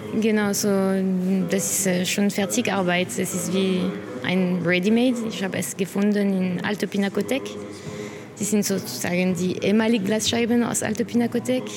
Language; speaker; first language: German; non-native, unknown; French